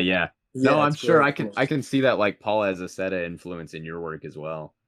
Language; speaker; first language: English; native; English